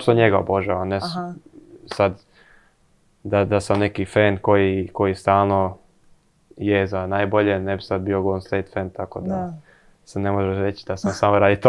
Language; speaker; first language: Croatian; early bilingual, heritage; Croatian